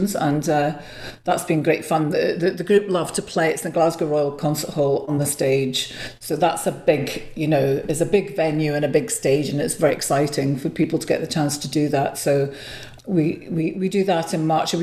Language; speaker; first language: English; native; English